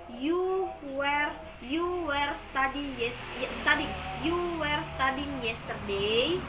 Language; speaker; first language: English; non-native, learner; Indonesian